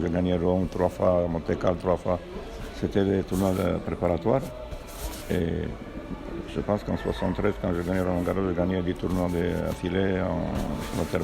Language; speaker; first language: French; non-native, fluent; Romanian